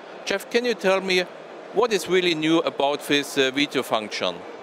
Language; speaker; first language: English; non-native, fluent; German